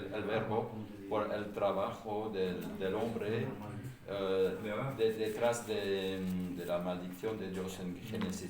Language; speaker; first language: Spanish; non-native, fluent; English